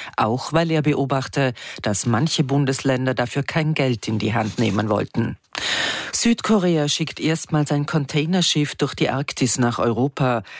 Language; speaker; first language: German; native; German